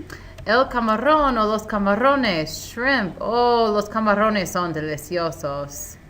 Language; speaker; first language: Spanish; non-native, fluent; English